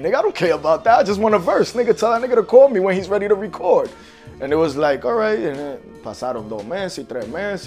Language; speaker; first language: English; early bilingual, other home language; Spanish